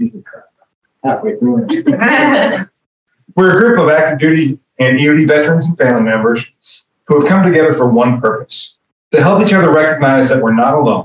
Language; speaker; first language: English; native; English